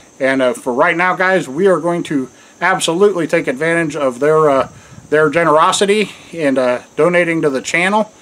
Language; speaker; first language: English; native; English